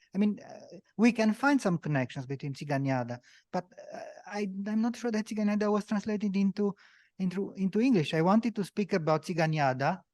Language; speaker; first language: English; non-native, fluent; Romanian